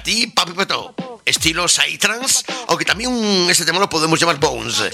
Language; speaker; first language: Spanish; native; Spanish